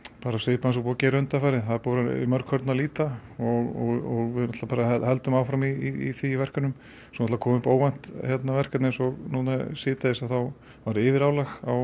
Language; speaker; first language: Icelandic; native; Icelandic